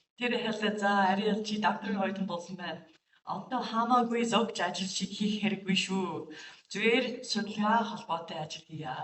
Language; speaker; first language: Mongolian; non-native, fluent; English